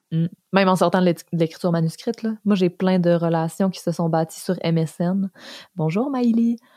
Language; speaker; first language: French; native; French